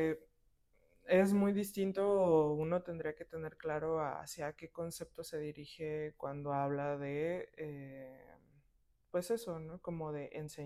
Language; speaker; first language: Spanish; native; Spanish